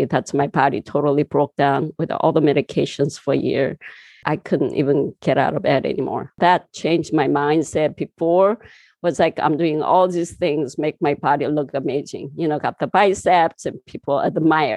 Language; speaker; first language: English; non-native, fluent; Korean